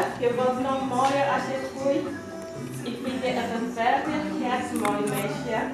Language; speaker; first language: Dutch; non-native, fluent; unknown